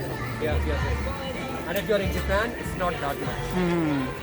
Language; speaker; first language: English; non-native, learner; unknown